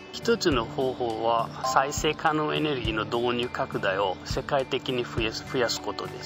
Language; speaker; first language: Japanese; non-native, fluent; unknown